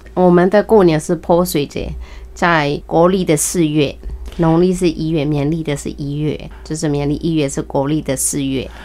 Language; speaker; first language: Chinese; early bilingual, heritage; Chinese